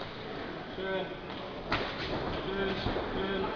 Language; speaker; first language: German; native; German